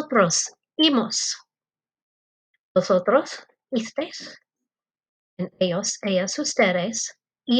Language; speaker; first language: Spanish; non-native, fluent; English